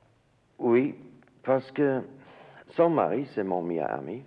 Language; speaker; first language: French; non-native, learner; English